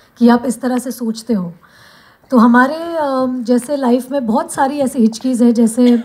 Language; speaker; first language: Hindi; non-native, local second language; Bangla